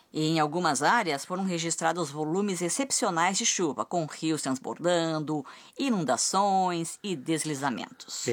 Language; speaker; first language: Portuguese; native; Portuguese